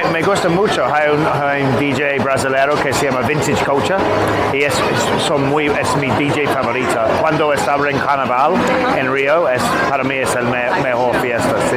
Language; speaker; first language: Spanish; non-native, learner; English